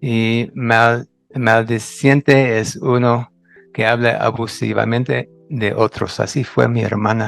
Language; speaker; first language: Spanish; non-native, fluent; English